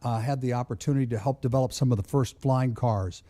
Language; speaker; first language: English; native; English